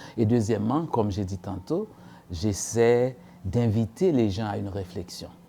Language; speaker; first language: French; non-native, local second language; Haitian Creole